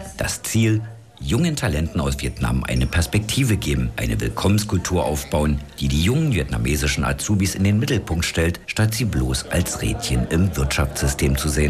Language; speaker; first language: German; native; German